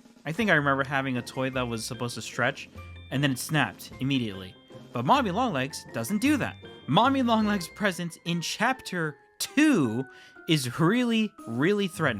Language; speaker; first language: English; native; English